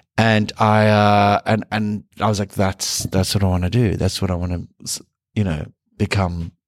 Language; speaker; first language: English; native; English